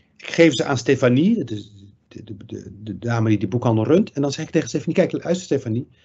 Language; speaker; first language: Dutch; early bilingual, other home language; Riffian